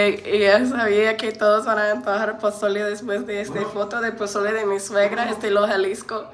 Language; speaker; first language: Spanish; non-native, learner; English